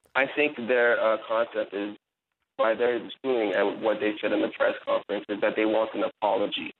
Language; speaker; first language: English; native; English